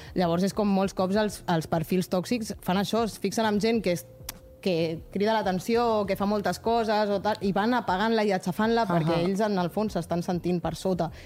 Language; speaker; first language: Catalan; non-native, local second language; Spanish